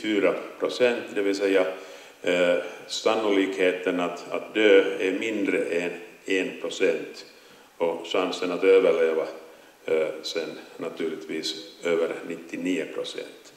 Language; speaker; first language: Swedish; non-native, local second language; Finnish